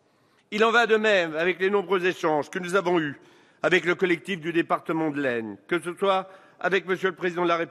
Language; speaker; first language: French; native; French